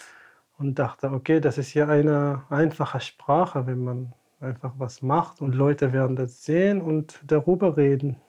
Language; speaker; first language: German; non-native, fluent; Tamasheq